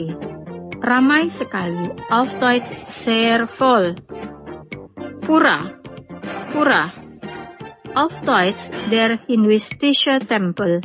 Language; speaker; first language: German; non-native, fluent; Indonesian